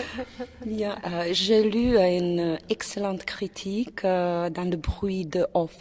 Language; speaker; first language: French; non-native, fluent; Czech